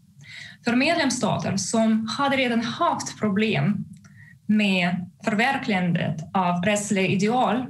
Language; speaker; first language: Swedish; non-native, fluent; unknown